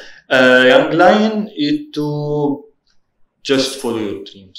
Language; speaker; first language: Indonesian; non-native, learner; Arabic